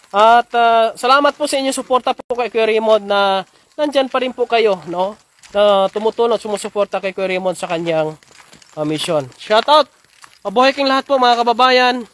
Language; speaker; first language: Filipino; non-native, local second language; Hiligaynon